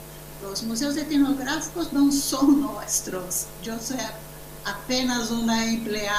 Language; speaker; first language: Spanish; non-native, learner; Portuguese